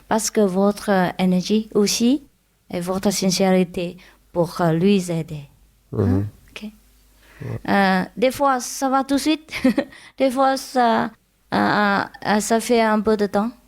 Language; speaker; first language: French; non-native, learner; Chinese